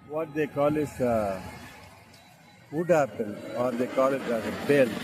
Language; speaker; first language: English; non-native, local second language; Tamil